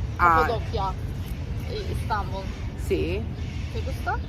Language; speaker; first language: Spanish; non-native, learner; Turkish